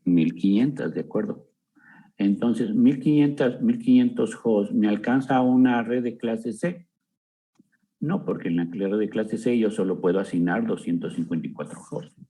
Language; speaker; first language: Spanish; native; Spanish